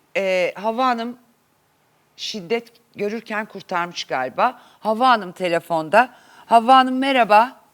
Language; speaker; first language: Turkish; native; Turkish